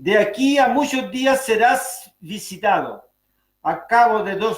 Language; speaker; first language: Spanish; native; Spanish